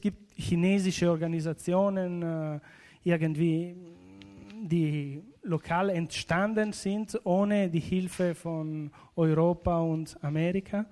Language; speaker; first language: German; non-native, local second language; Italian